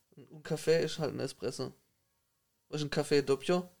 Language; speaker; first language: German; native; German